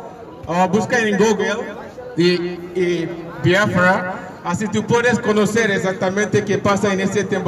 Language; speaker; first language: Spanish; non-native, learner; Igbo